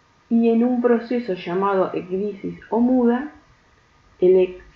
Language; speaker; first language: Spanish; native; Spanish